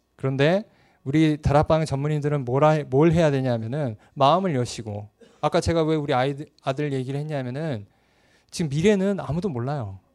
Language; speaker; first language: Korean; native; Korean